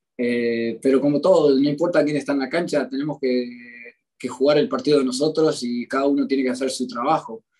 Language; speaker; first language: Spanish; early bilingual, heritage; Spanish